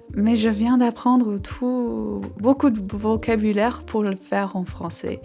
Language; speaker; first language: French; non-native, learner; English